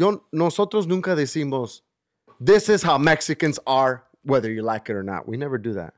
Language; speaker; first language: English; early bilingual, other home language; Spanish